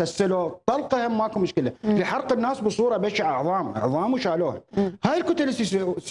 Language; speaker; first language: Arabic; native; Arabic